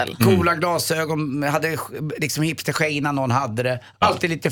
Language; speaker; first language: Swedish; native; Swedish